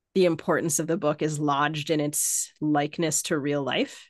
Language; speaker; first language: English; native; English